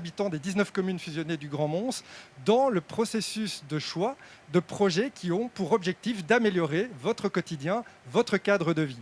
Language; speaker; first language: French; native; French